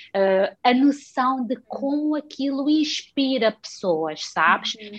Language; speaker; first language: Portuguese; non-native, local second language; Kabuverdianu